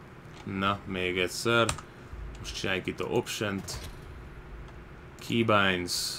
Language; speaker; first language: Hungarian; early bilingual, heritage; Hungarian